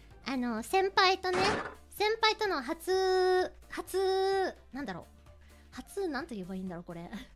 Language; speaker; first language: Japanese; native; Japanese